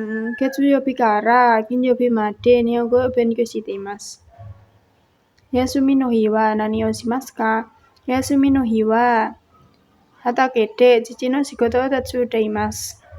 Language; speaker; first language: Japanese; non-native, learner; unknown